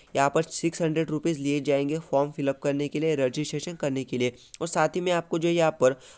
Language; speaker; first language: Hindi; non-native, local second language; Marathi